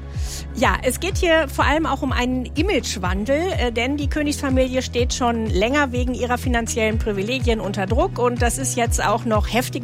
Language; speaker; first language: German; native; German